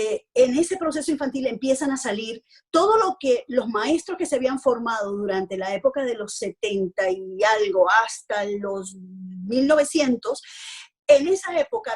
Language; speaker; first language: Spanish; native; Spanish